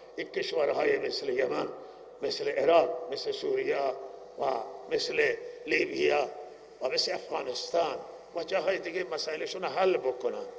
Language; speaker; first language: Persian; non-native, local second language; Baluchi